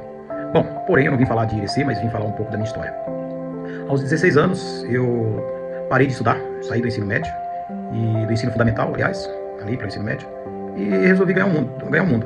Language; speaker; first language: Portuguese; native; Portuguese